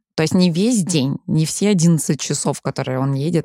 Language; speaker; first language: Russian; early bilingual, heritage; Russian